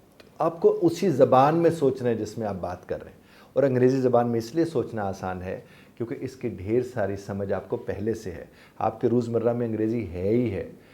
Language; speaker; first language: Urdu; native; Urdu